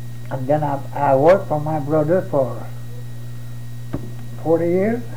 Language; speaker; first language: English; non-native, fluent; French